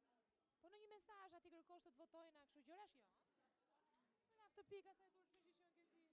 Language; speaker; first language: Albanian; native; Albanian